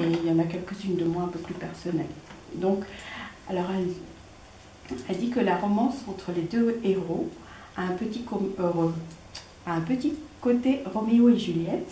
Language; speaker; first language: French; native; French